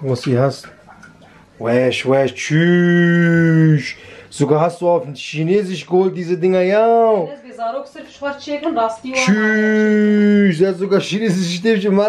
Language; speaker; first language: German; early bilingual, other home language; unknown